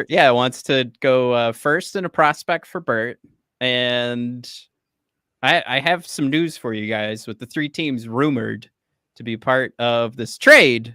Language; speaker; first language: English; native; English